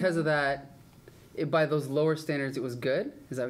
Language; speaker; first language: English; native; English